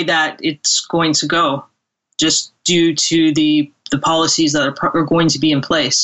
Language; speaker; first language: English; native; English